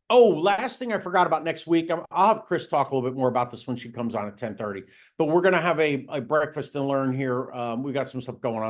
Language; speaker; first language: English; native; English